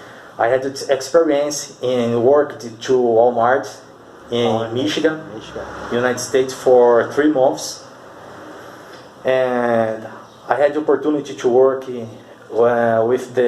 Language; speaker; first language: English; non-native, learner; Portuguese